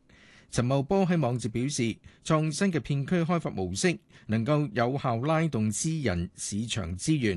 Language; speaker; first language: Cantonese; native; Cantonese